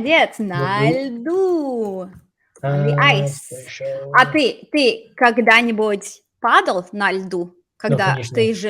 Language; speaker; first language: Russian; non-native, fluent; English